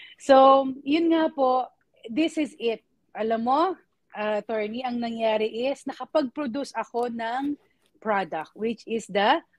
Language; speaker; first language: Filipino; native; Filipino